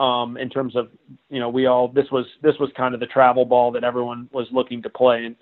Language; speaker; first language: English; native; English